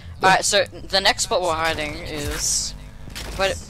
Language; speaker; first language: English; native; English